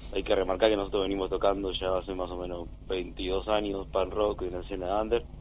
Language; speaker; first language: Spanish; native; Spanish